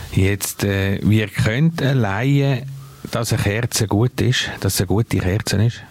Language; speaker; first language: German; native; German